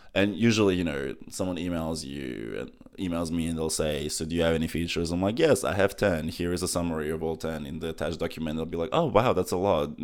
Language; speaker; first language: English; early bilingual, other home language; Macedonian